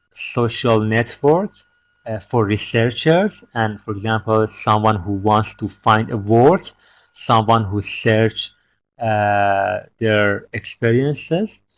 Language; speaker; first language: English; non-native, fluent; Persian